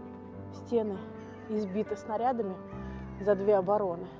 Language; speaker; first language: Russian; native; Russian